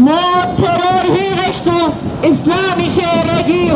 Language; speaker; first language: German; non-native, fluent; Persian